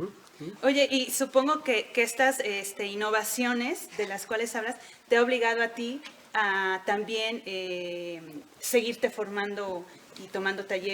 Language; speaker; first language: Spanish; native; Spanish